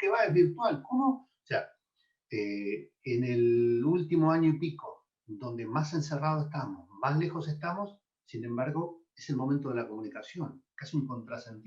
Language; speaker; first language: Spanish; native; Spanish